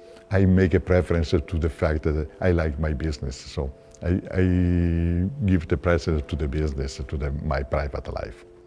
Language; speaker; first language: English; non-native, fluent; Italian